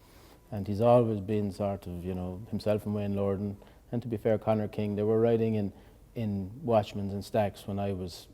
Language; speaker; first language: English; native; English